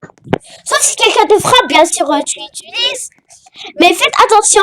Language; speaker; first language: French; native; French